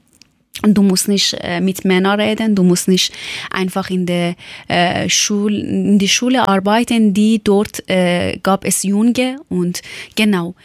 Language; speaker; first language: German; non-native, learner; Persian